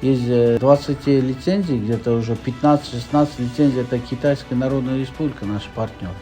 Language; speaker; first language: Russian; non-native, local second language; Kyrgyz